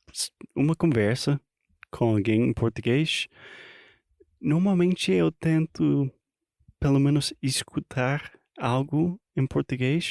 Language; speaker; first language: Portuguese; non-native, fluent; English